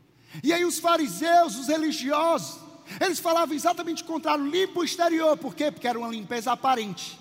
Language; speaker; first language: Portuguese; native; Portuguese